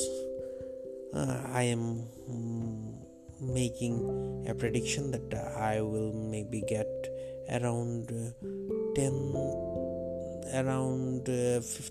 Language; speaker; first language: English; non-native, local second language; Bangla